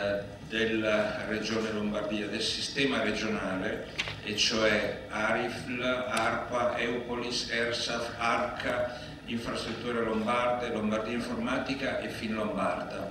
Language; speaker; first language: Italian; native; Italian